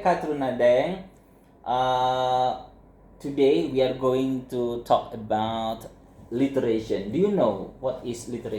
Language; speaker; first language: English; non-native, learner; Indonesian